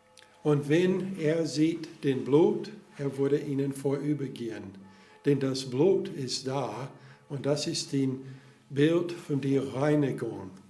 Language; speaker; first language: German; non-native, fluent; English